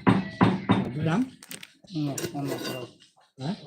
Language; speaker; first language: Indonesian; non-native, learner; Bangla